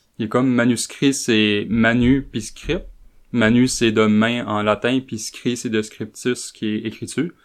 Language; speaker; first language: French; native; French